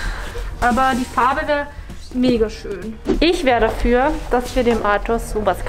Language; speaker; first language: German; native; German